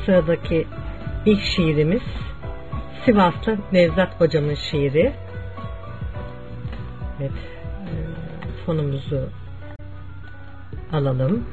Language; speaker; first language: Turkish; native; Turkish